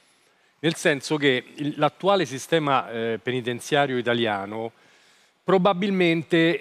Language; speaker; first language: Italian; native; Italian